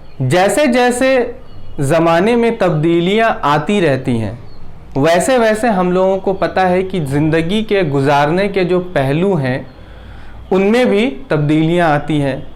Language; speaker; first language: Urdu; native; Urdu